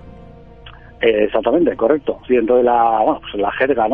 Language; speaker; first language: Spanish; native; Spanish